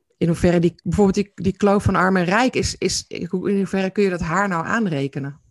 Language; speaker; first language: Dutch; native; Dutch